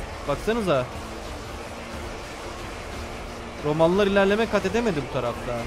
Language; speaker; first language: Turkish; native; Turkish